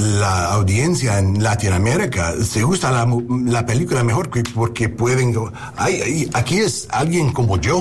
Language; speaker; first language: Spanish; non-native, learner; English